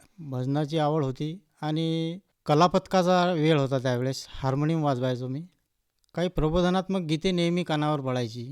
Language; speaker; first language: Marathi; native; Marathi